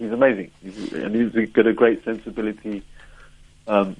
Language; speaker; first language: English; native; English